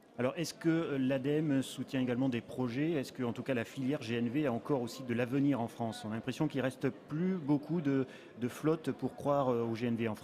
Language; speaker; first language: French; native; French